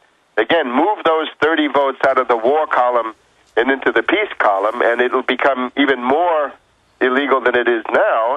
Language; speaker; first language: English; native; English